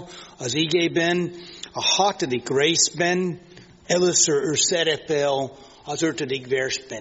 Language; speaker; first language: Hungarian; non-native, fluent; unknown